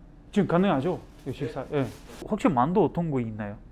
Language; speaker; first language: Korean; non-native, fluent; Russian